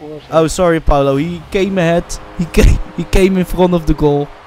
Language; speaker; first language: English; non-native, learner; Dutch